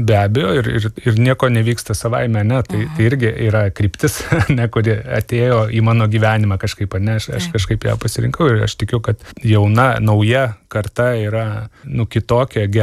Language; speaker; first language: Lithuanian; native; Lithuanian